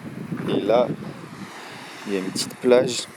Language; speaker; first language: French; native; French